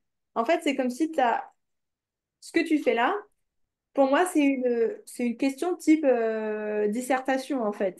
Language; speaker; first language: French; native; French